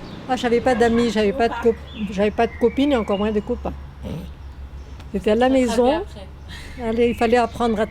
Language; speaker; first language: French; native; French